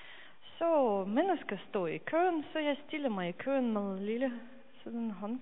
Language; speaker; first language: Danish; non-native, fluent; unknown